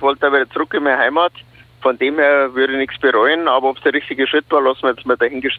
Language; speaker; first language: German; native; German